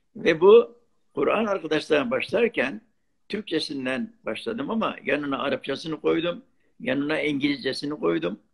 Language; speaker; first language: Turkish; non-native, local second language; Arabic